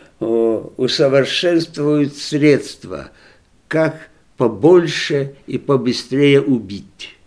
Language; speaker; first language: Russian; non-native, local second language; Lithuanian